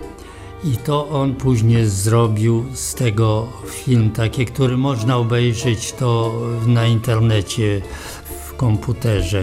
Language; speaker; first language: Polish; non-native, local second language; Romany